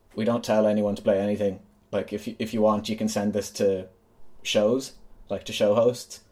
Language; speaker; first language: English; native; English